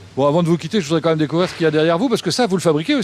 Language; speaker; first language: French; native; French